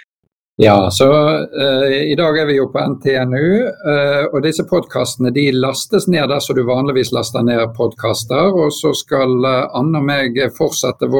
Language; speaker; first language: Norwegian; native; Norwegian